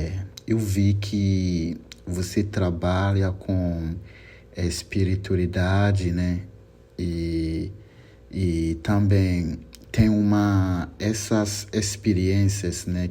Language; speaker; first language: Portuguese; non-native, learner; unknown